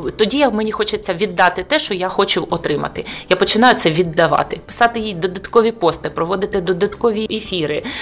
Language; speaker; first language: Ukrainian; non-native, local second language; Russian